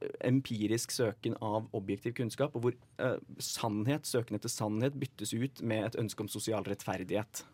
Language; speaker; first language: Norwegian; native; Norwegian